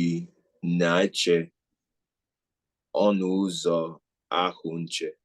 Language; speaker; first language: Igbo; early bilingual, heritage; English